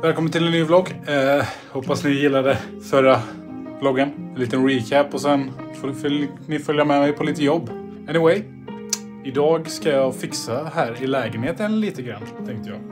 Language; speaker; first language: Swedish; native; Swedish